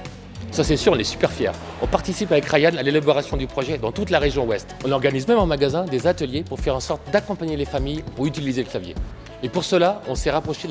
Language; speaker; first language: French; native; French